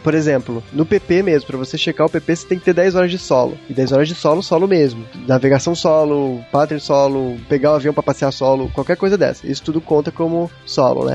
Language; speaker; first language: Portuguese; native; Portuguese